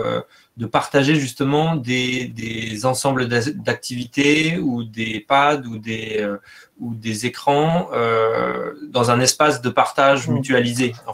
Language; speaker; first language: French; native; French